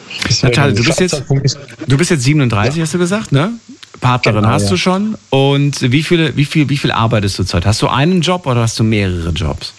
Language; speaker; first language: German; native; German